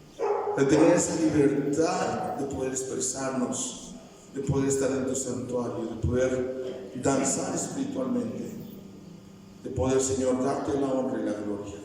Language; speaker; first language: Spanish; native; Spanish